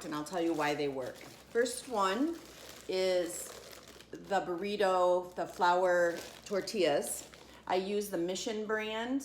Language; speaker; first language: English; native; English